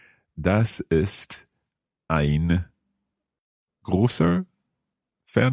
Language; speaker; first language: German; non-native, learner; English